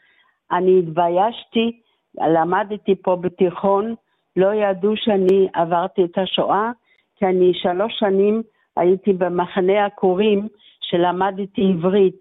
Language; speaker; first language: Hebrew; non-native, fluent; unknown